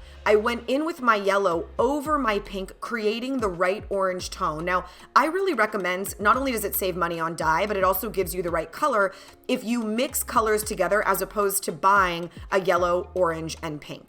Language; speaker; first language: English; native; English